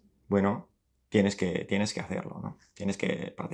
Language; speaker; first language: Spanish; non-native, fluent; Italian